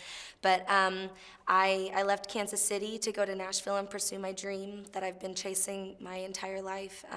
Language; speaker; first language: English; native; English